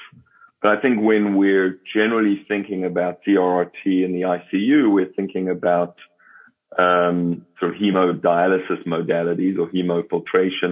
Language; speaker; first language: English; native; English